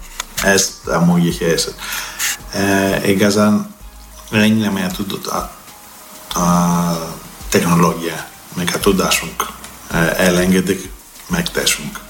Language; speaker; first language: Hungarian; non-native, learner; Greek